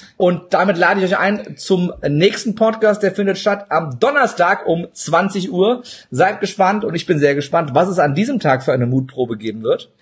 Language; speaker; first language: German; early bilingual, other home language; Turkish